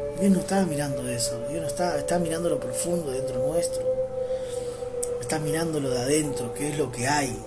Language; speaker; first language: Spanish; native; Spanish